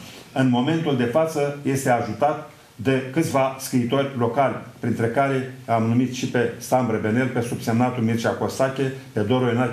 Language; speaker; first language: Romanian; native; Romanian